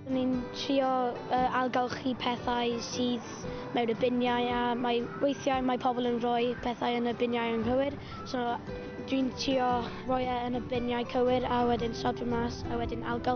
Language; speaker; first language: Welsh; non-native, local second language; English